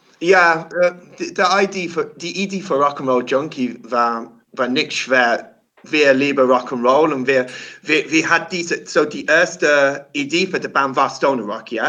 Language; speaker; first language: German; non-native, learner; English